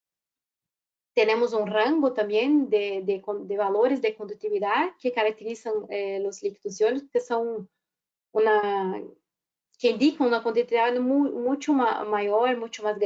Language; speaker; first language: Spanish; non-native, fluent; Portuguese